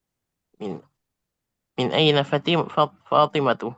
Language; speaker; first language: Arabic; non-native, learner; Indonesian